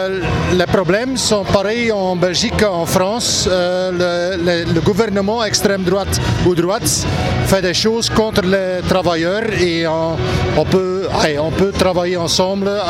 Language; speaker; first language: French; non-native, local second language; Dutch